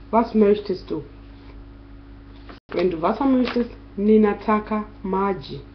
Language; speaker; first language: German; non-native, fluent; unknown